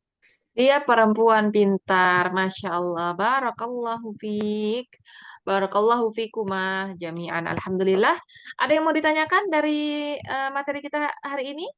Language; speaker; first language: Indonesian; native; Indonesian